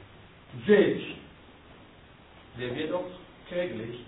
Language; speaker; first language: German; non-native, learner; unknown